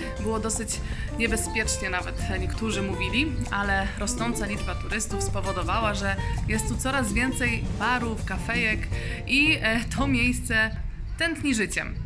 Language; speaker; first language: Polish; native; Polish